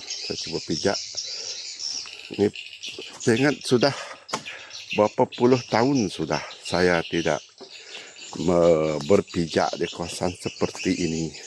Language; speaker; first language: Malay; native; Malay